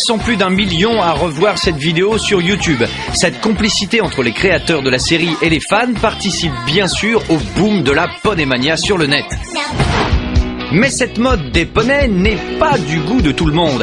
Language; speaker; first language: French; native; French